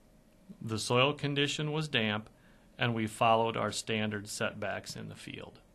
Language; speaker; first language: English; native; English